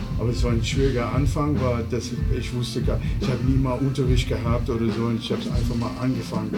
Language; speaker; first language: German; non-native, fluent; English